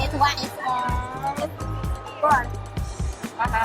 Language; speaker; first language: English; non-native, local second language; Chinese